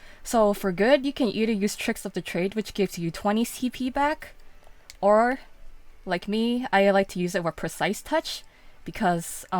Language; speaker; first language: English; native; English